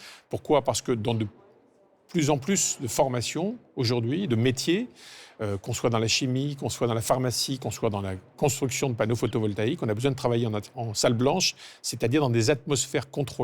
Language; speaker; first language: French; native; French